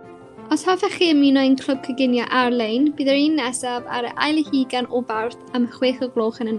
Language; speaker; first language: Welsh; non-native, local second language; English